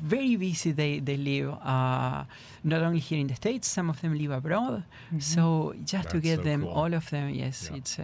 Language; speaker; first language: English; non-native, fluent; Spanish